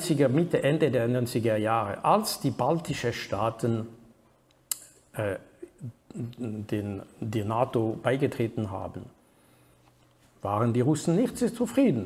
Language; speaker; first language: German; non-native, fluent; French